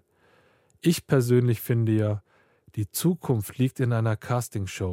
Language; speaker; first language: German; early bilingual, other home language; Korean